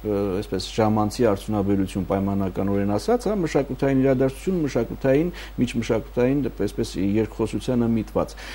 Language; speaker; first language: Armenian; native; Armenian